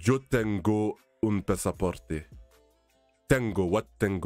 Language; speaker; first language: Spanish; non-native, learner; English